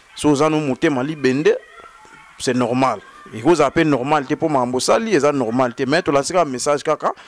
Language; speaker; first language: French; non-native, local second language; Lingala